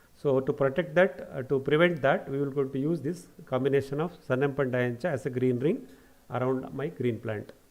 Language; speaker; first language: English; non-native, local second language; Kannada